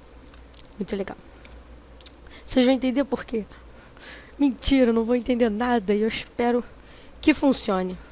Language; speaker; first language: Portuguese; native; Portuguese